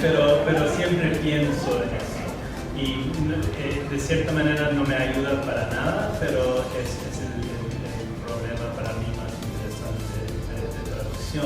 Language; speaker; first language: Spanish; non-native, fluent; English